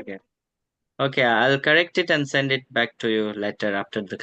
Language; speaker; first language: English; non-native, local second language; Hindi